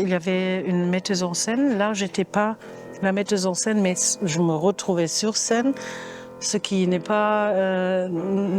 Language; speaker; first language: French; non-native, fluent; German